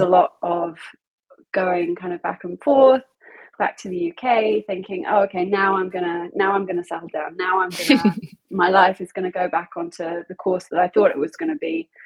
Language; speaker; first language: English; native; English